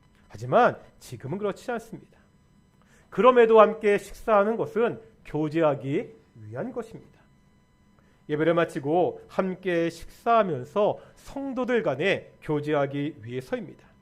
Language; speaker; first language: Korean; native; Korean